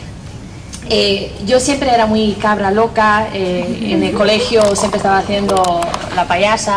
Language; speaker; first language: Spanish; non-native, fluent; English